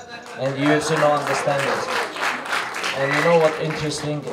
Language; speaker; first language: English; non-native, learner; Russian